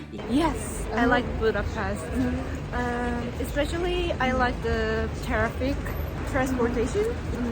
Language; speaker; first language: English; non-native, learner; Korean